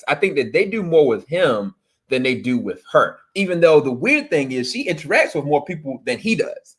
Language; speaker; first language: English; native; English